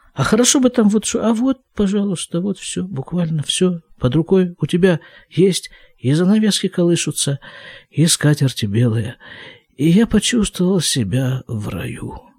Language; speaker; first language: Russian; native; Russian